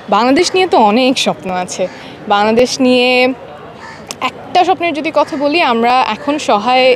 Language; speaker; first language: Bangla; native; Bangla